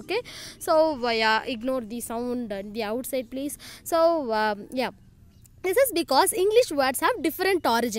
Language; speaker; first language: English; non-native, local second language; Tamil